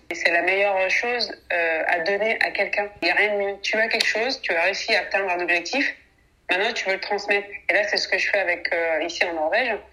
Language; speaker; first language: French; early bilingual, other home language; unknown